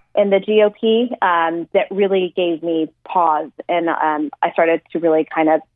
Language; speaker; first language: English; native; English